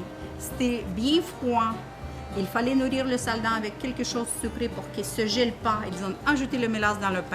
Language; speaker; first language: French; non-native, fluent; Russian